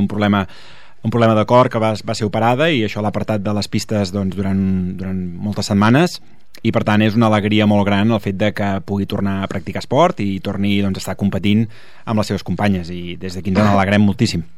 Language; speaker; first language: Catalan; native; Catalan